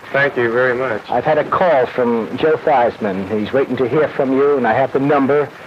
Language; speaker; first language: English; native; English